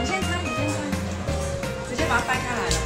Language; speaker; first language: Chinese; native; Chinese